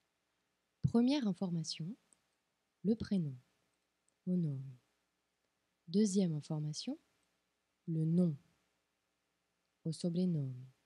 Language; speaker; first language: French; non-native, fluent; Portuguese